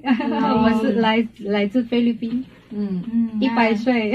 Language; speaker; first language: Chinese; non-native, learner; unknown